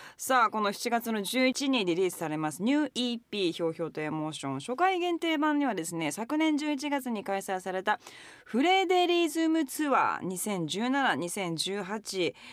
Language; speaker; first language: Japanese; native; Japanese